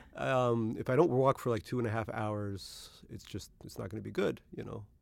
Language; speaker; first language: English; native; English